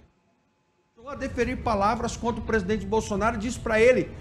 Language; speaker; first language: Portuguese; native; Portuguese